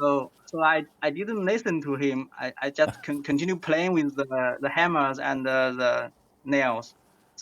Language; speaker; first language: English; non-native, learner; Chinese